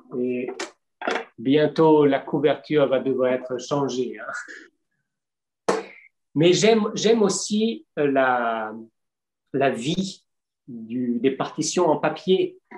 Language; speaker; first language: French; native; French